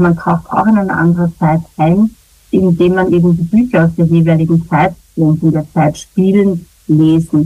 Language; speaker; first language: German; native; German